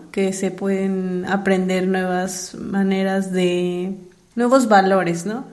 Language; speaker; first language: Spanish; native; Spanish